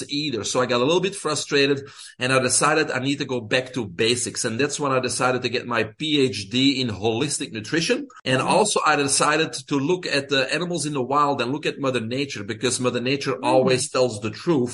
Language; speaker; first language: English; non-native, fluent; Dutch